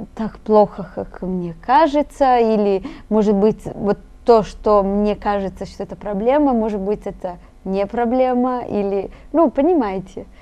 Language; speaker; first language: Russian; non-native, fluent; Italian